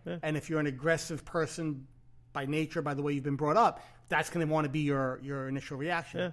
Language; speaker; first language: English; native; English